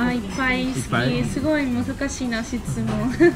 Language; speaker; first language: Japanese; non-native, fluent; Spanish